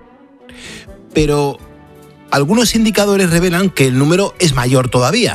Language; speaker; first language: Spanish; native; Spanish